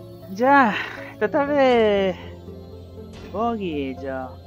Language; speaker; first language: Japanese; non-native, learner; English